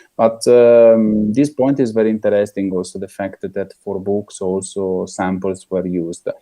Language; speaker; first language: English; non-native, fluent; Italian